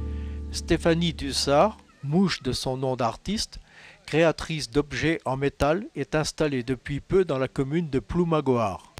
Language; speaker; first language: French; native; French